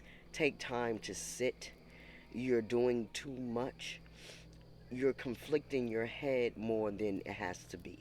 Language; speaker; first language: English; native; English